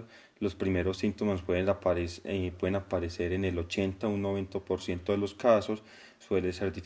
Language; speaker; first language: Spanish; native; Spanish